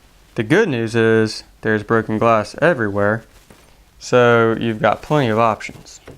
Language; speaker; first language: English; native; English